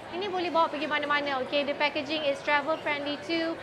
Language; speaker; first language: English; non-native, local second language; Malay